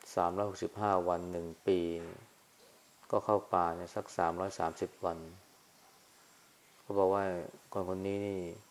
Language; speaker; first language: Thai; native; Thai